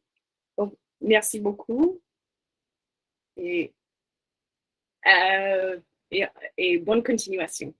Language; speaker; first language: French; non-native, fluent; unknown